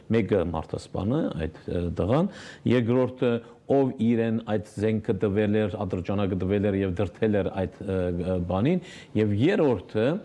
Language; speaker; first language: Armenian; native; Armenian